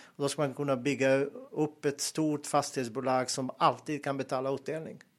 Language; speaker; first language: Swedish; non-native, fluent; Serbian